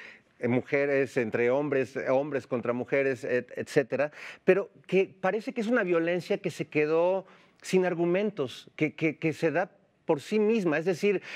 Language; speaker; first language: Spanish; native; Spanish